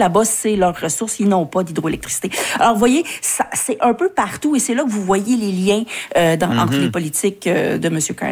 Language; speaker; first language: French; native; French